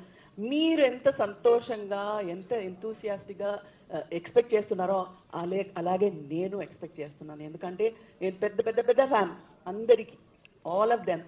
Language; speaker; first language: Telugu; non-native, local second language; Tamil